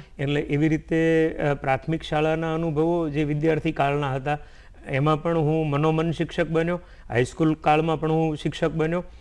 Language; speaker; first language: Gujarati; native; Gujarati